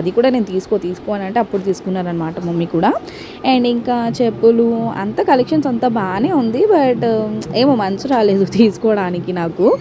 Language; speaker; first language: Telugu; non-native, local second language; Tamil